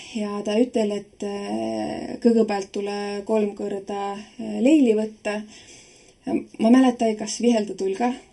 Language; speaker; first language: Estonian; native; Estonian